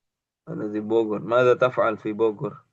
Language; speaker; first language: Arabic; non-native, fluent; Indonesian